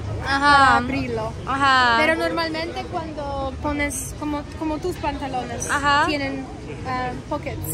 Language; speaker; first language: Spanish; non-native, learner; English